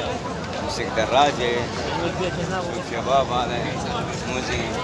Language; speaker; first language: Arabic; non-native, learner; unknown